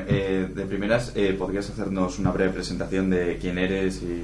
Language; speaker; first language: Spanish; native; Spanish